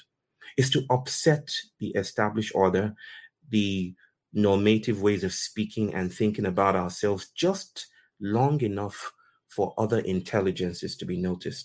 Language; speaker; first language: English; non-native, local second language; Yoruba